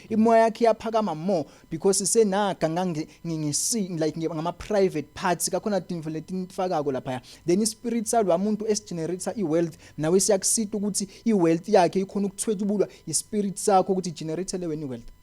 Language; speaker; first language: Zulu; non-native, local second language; Swati